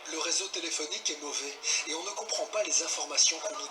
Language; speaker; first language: French; native; French